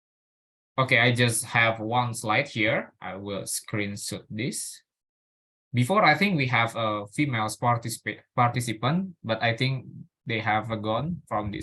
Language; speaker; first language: English; non-native, learner; Indonesian